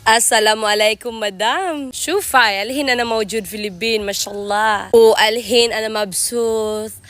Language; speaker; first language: Arabic; non-native, learner; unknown